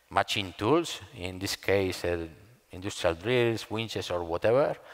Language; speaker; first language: English; non-native, fluent; Spanish